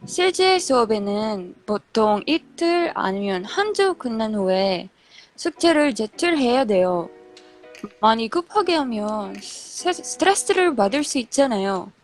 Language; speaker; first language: Korean; non-native, learner; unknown